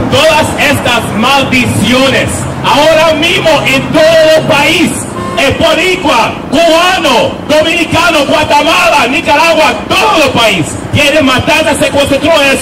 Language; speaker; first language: Spanish; non-native, learner; English